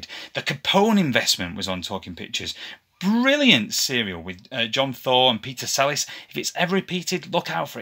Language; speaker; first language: English; native; English